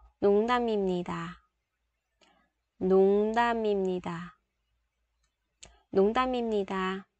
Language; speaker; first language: Korean; non-native, fluent; Vietnamese